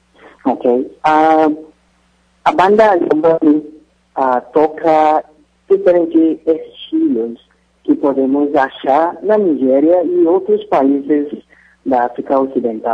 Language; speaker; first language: Portuguese; non-native, fluent; Yoruba